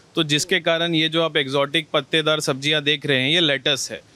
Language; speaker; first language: Hindi; native; Hindi